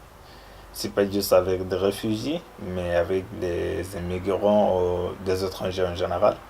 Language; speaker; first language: French; non-native, learner; Arabic